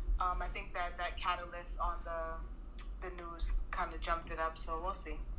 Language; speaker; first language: English; native; English